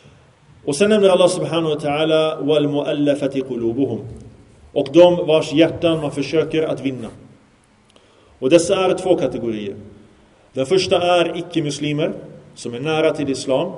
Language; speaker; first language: Swedish; early bilingual, other home language; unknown